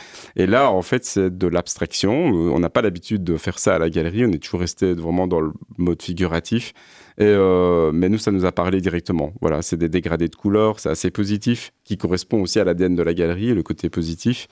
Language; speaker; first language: French; native; French